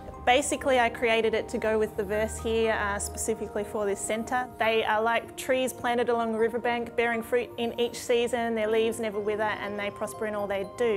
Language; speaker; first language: English; native; English